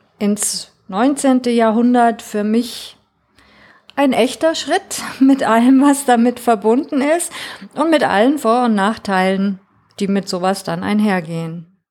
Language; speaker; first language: German; non-native, fluent; Greek